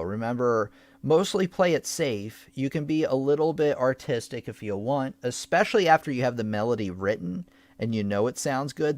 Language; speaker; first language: English; native; English